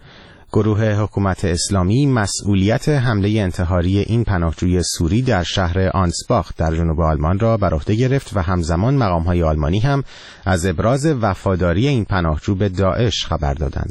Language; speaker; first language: Persian; native; Persian